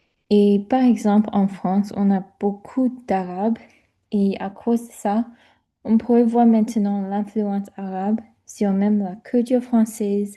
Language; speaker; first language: French; non-native, fluent; English